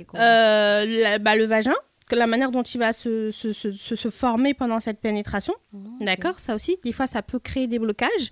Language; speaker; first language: French; native; French